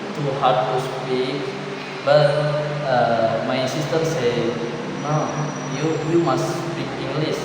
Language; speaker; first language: English; non-native, learner; Indonesian